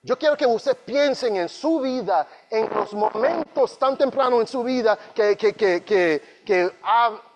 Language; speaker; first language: Spanish; non-native, learner; English